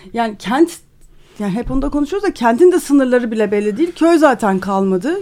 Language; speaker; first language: Turkish; native; Turkish